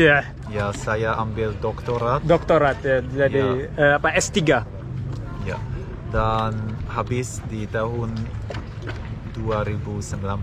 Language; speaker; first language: Indonesian; non-native, learner; Swiss German